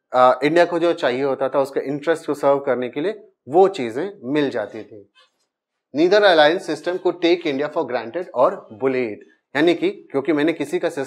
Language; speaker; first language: Hindi; native; Hindi